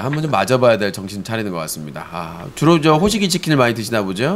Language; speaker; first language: Korean; native; Korean